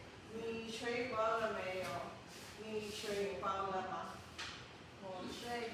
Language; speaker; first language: Chinese; non-native, learner; Filipino